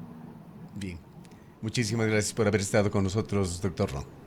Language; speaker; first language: Spanish; native; Spanish